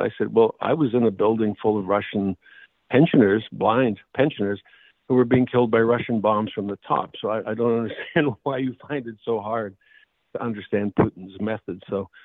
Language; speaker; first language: English; native; English